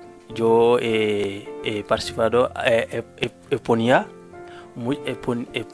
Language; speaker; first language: Spanish; non-native, learner; Wolof